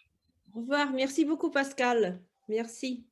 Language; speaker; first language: French; non-native, fluent; Russian